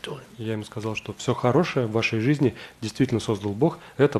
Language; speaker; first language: Russian; native; Russian